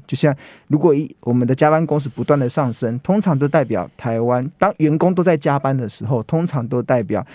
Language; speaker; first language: Chinese; native; Chinese